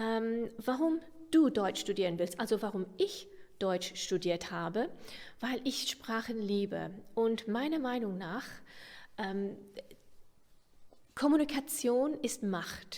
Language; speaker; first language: German; non-native, fluent; English